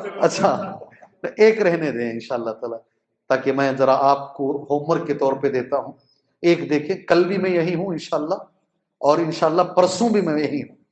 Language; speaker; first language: Urdu; native; Urdu